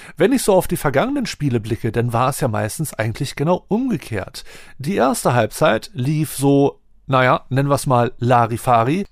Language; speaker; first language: German; native; German